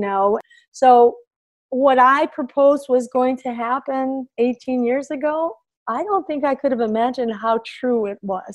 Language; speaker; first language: English; early bilingual, other home language; Spanish